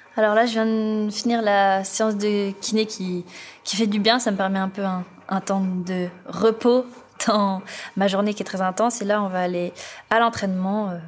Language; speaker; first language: French; native; French